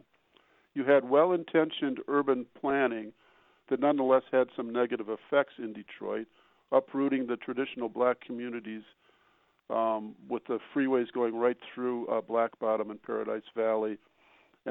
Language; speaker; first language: English; native; English